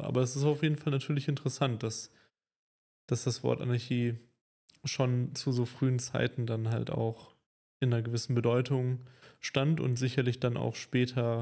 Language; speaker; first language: German; native; German